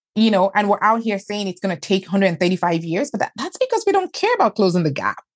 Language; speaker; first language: English; non-native, local second language; Yoruba